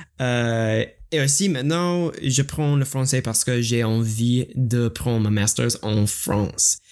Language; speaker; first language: French; non-native, learner; English